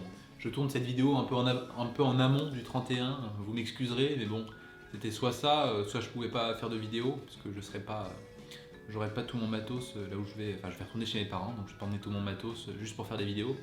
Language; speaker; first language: French; native; French